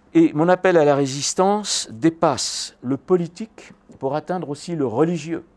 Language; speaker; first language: French; native; French